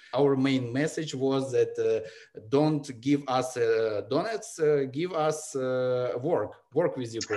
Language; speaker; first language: English; non-native, learner; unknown